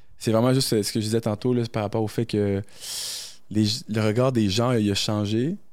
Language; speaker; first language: French; early bilingual, other home language; Arabic